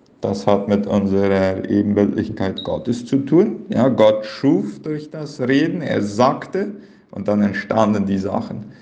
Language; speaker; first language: German; early bilingual, heritage; Plautdietsch